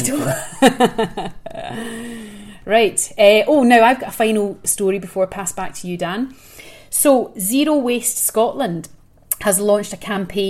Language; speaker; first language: English; native; English